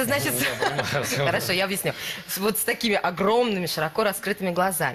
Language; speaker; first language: Russian; native; Russian